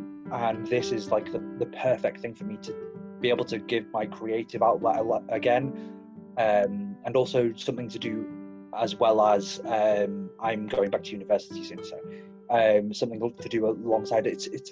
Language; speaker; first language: English; native; English